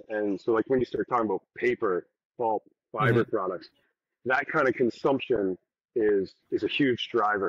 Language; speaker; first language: English; native; English